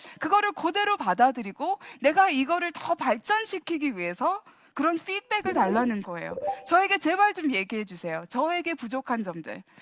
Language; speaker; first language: Korean; early bilingual, heritage; Korean